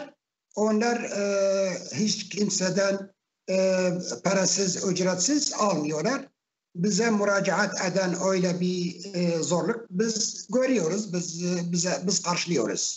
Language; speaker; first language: Turkish; non-native, fluent; Arabic